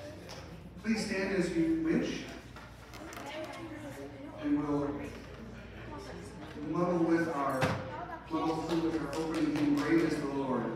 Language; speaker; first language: English; native; English